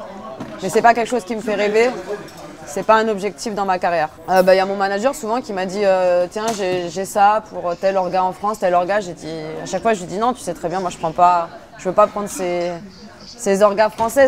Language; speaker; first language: French; native; French